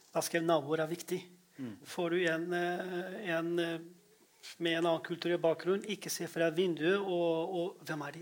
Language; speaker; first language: Norwegian; non-native, fluent; Kurdish